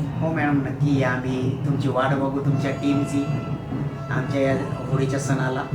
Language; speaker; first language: Marathi; non-native, local second language; Bhili